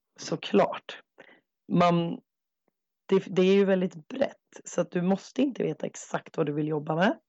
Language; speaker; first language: Swedish; native; Swedish